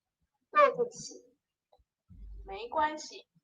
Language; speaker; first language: Chinese; non-native, learner; Polish